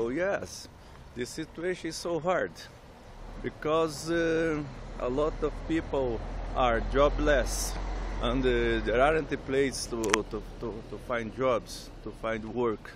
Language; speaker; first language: English; non-native, learner; Portuguese